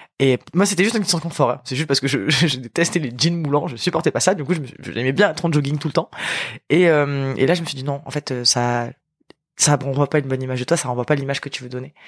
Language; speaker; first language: French; native; French